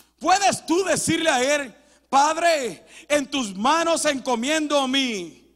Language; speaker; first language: Spanish; early bilingual, heritage; Spanish